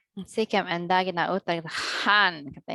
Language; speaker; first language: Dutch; non-native, learner; Indonesian